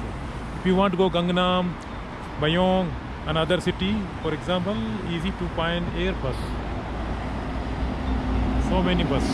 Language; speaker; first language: English; non-native, learner; Urdu